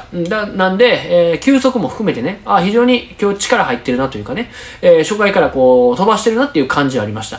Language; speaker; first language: Japanese; native; Japanese